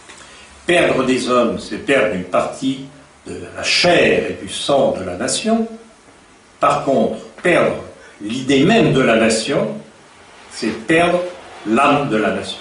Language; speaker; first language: French; native; French